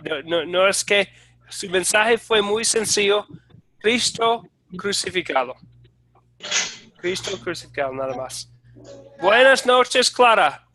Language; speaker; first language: Spanish; non-native, fluent; English